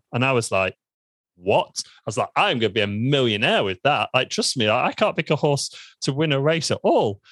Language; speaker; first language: English; native; English